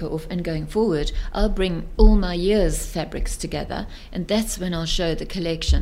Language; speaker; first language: English; native; English